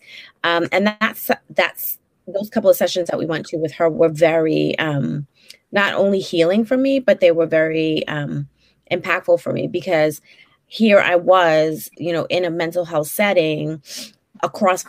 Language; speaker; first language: English; native; English